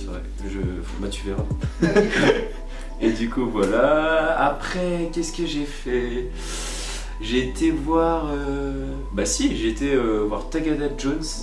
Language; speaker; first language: French; native; French